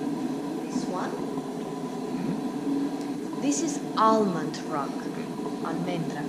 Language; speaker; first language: English; non-native, fluent; Armenian